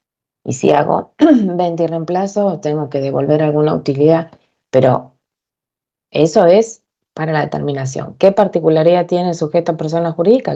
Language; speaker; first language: Spanish; native; Spanish